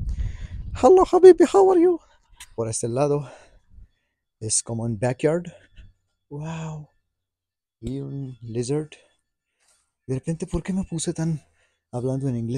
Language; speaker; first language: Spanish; non-native, fluent; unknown